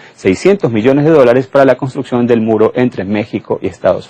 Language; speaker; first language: Spanish; native; Spanish